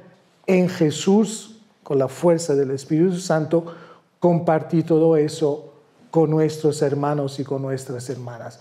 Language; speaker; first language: Spanish; non-native, fluent; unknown